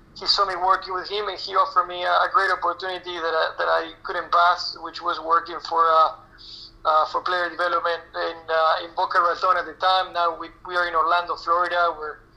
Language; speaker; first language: English; non-native, fluent; Spanish